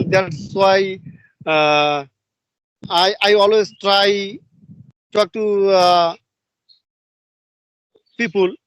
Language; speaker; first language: English; non-native, learner; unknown